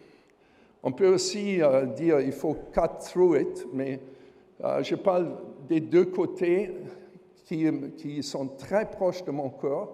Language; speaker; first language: French; non-native, fluent; German